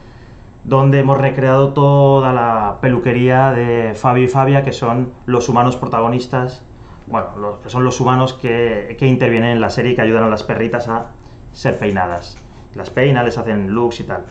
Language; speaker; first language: Spanish; native; Spanish